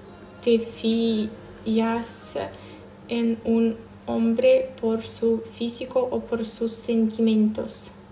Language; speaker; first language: Spanish; non-native, learner; Russian